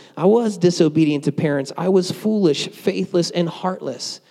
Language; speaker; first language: English; native; English